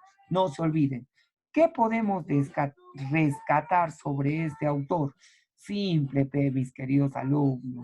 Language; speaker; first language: Spanish; native; Spanish